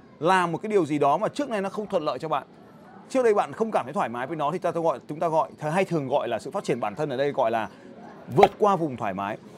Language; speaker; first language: Vietnamese; native; Vietnamese